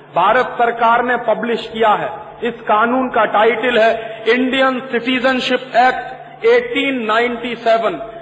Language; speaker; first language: Hindi; native; Hindi